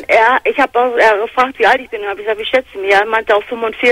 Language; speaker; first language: German; native; German